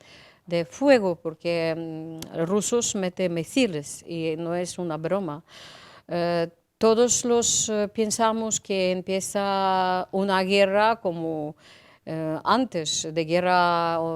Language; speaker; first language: Spanish; non-native, learner; Ukrainian